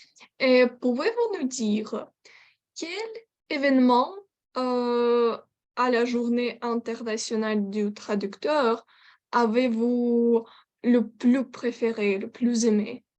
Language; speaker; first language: French; non-native, learner; Ukrainian